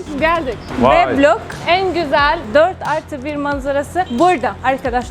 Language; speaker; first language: Turkish; non-native, learner; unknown